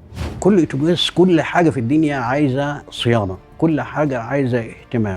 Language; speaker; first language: Arabic; native; Arabic